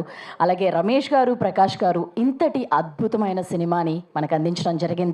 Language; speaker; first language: Telugu; native; Telugu